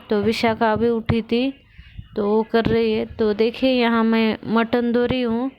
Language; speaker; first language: Hindi; non-native, local second language; Marathi